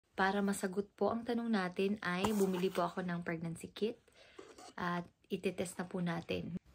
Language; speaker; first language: Filipino; non-native, local second language; Cebuano